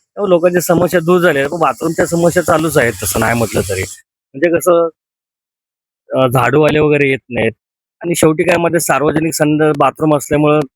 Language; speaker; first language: Marathi; native; Marathi